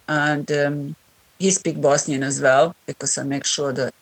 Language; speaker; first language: English; non-native, learner; Bosnian